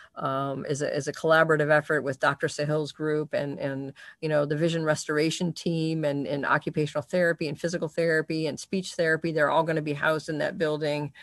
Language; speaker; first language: English; native; English